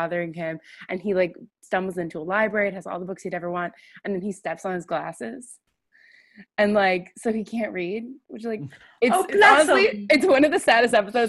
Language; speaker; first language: English; native; English